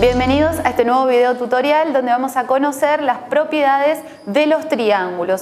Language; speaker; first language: Spanish; native; Spanish